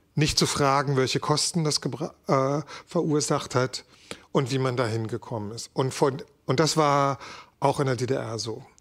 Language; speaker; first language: German; native; German